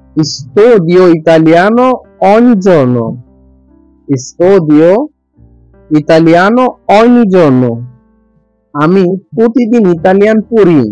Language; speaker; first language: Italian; non-native, learner; Bangla